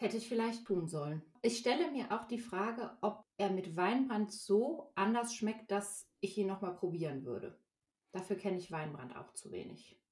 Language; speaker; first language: German; native; German